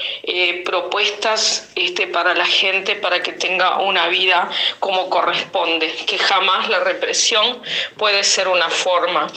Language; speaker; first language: Spanish; native; Spanish